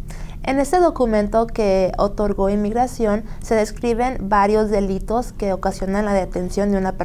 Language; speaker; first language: Spanish; native; Spanish